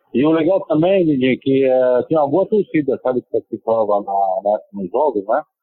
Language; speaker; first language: Portuguese; early bilingual, other home language; Italian